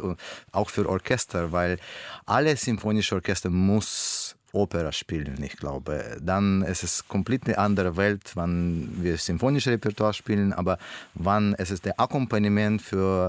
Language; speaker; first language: German; non-native, learner; Russian